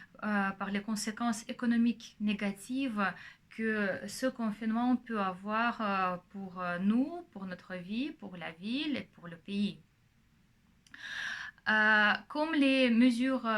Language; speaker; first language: French; non-native, fluent; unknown